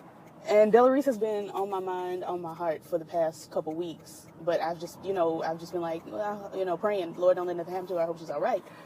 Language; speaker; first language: English; native; English